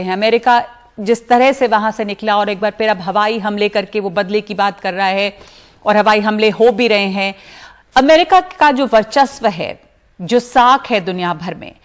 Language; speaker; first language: Hindi; native; Hindi